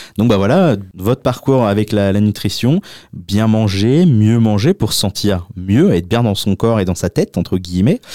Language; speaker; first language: French; native; French